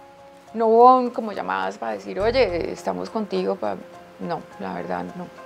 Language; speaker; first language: Spanish; native; Spanish